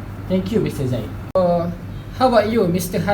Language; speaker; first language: English; non-native, learner; Malay